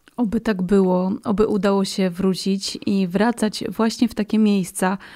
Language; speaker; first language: Polish; native; Polish